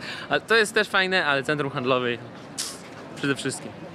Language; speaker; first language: Polish; non-native, fluent; Russian